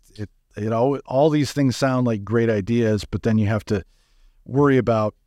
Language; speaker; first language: English; native; English